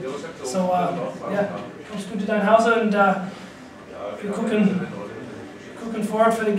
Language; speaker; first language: German; non-native, learner; English